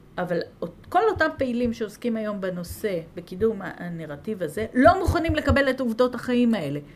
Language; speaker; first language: Hebrew; native; Hebrew